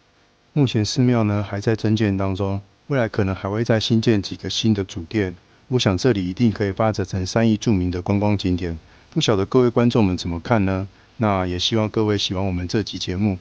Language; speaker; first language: Chinese; native; Chinese